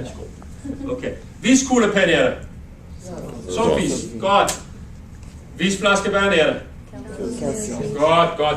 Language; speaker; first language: Danish; non-native, learner; English